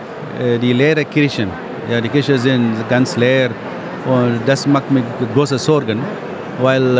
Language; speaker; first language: German; non-native, fluent; Tamil